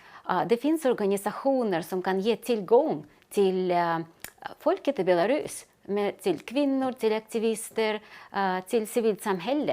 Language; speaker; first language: Swedish; non-native, fluent; Russian